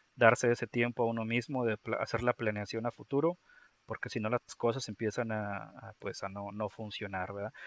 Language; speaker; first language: Spanish; native; Spanish